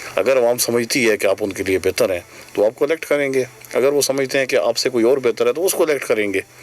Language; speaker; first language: Urdu; non-native, local second language; Northern Hindko